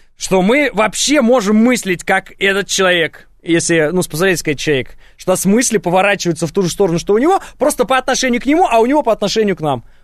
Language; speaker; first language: Russian; native; Russian